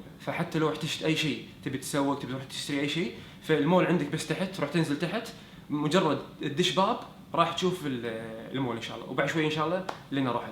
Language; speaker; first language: Arabic; native; Arabic